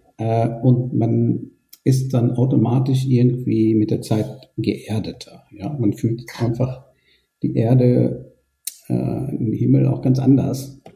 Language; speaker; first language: German; early bilingual, other home language; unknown